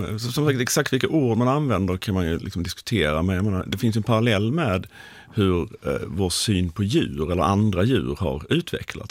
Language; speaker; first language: Swedish; native; Swedish